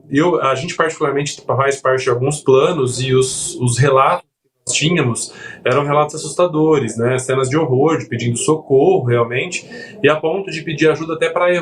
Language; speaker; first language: Portuguese; native; Portuguese